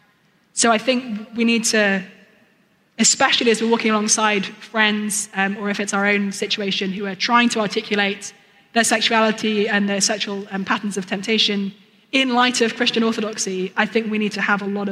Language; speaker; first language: English; native; English